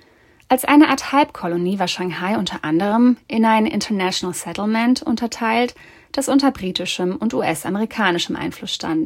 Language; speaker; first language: German; native; German